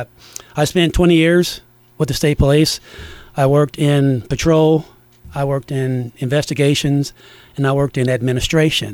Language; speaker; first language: English; native; English